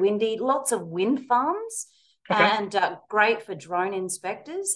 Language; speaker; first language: English; native; English